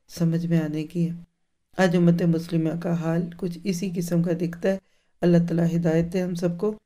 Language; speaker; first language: Urdu; native; Urdu